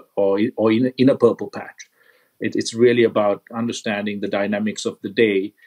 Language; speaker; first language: English; non-native, local second language; Sinhala